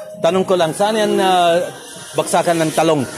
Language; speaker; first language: Filipino; non-native, learner; Arabic